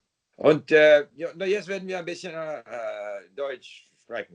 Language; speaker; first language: German; non-native, fluent; English